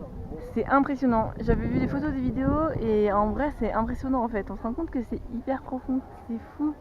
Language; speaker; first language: French; native; French